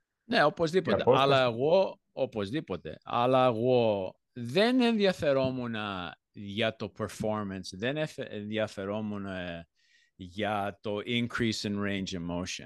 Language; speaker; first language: Greek; early bilingual, heritage; Greek